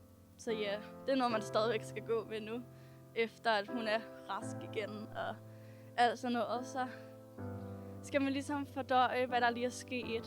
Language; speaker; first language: Danish; native; Danish